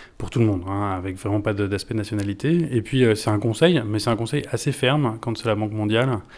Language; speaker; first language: French; native; French